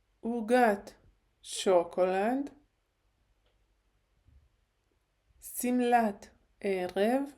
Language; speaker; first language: Hebrew; non-native, fluent; Ukrainian